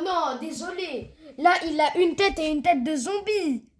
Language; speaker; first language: French; native; French